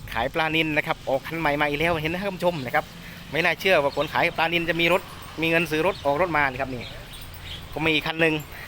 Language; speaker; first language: Thai; native; Thai